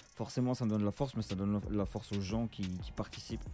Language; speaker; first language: French; native; French